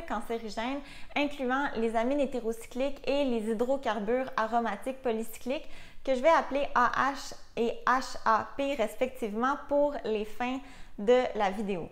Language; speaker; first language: French; native; French